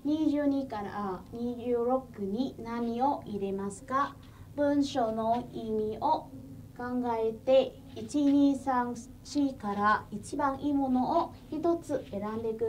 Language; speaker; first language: Japanese; non-native, fluent; Vietnamese